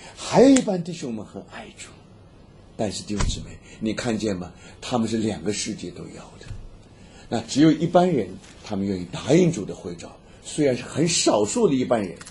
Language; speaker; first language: Chinese; native; Chinese